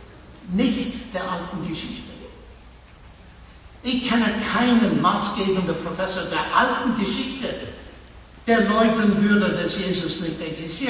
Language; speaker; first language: German; non-native, fluent; English